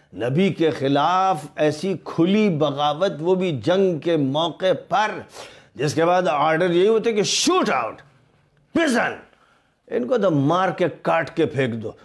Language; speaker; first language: Urdu; native; Urdu